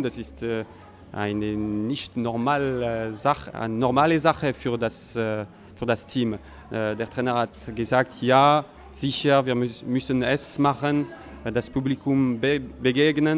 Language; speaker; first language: German; non-native, local second language; French